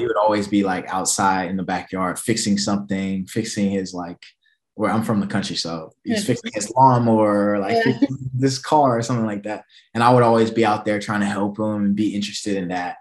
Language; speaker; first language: English; native; English